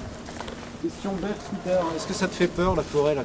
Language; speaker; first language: French; native; French